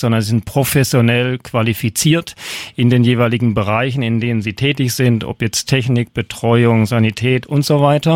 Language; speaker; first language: German; native; German